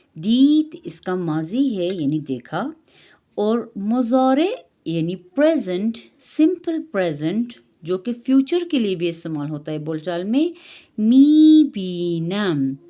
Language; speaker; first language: Urdu; non-native, fluent; Persian